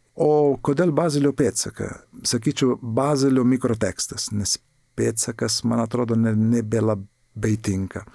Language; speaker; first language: Lithuanian; non-native, fluent; Italian